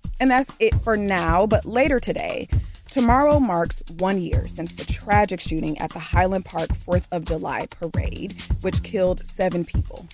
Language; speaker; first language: English; native; English